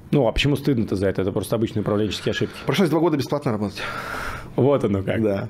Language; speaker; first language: Russian; native; Russian